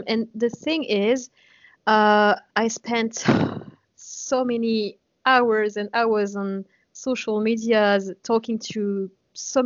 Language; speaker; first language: English; non-native, fluent; French